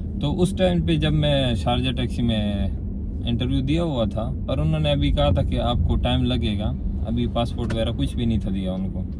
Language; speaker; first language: Urdu; non-native, local second language; Pashto